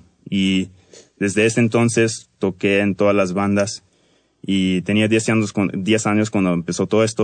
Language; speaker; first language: Spanish; early bilingual, heritage; Spanish